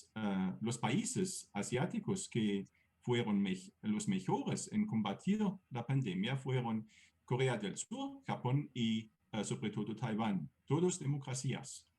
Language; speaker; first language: Spanish; non-native, fluent; German